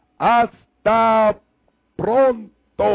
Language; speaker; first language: Spanish; non-native, learner; English